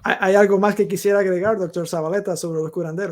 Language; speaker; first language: Spanish; native; Spanish